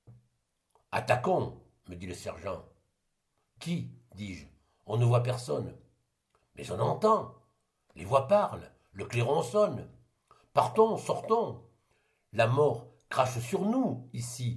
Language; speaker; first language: French; native; French